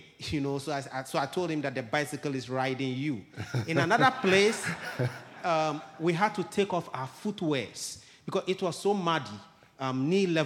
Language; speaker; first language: English; non-native, local second language; Ewe